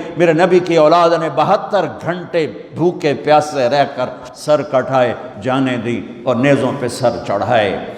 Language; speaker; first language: Urdu; non-native, local second language; Punjabi